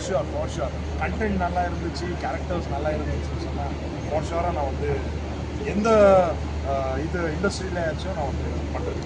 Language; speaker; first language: Tamil; non-native, local second language; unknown